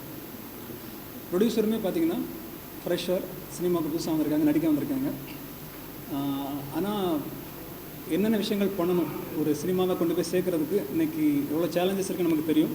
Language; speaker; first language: Tamil; native; Tamil